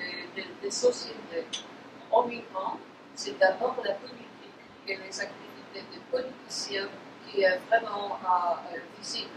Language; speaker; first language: French; non-native, fluent; Polish